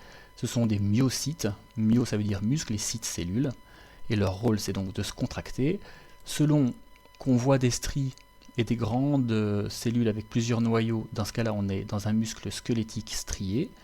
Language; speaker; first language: French; native; French